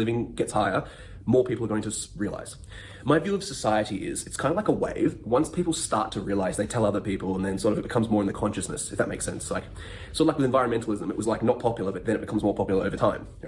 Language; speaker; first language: English; native; English